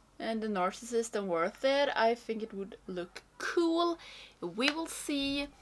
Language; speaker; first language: English; non-native, fluent; Swedish